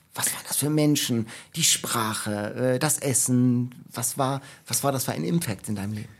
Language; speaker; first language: German; native; German